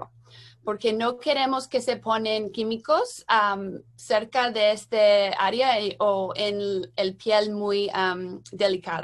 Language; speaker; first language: Spanish; non-native, learner; English